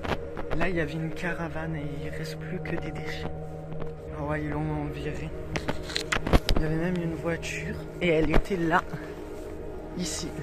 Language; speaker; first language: French; native; French